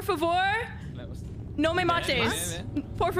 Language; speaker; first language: Spanish; non-native, learner; English